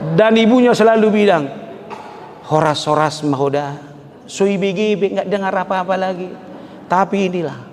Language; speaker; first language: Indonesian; non-native, local second language; Batak Toba